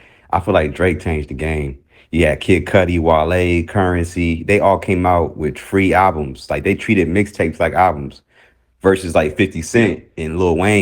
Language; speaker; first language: English; native; English